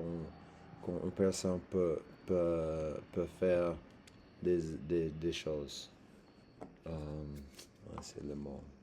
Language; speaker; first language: French; non-native, learner; English